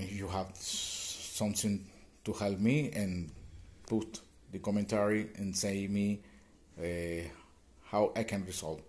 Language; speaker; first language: English; non-native, learner; Spanish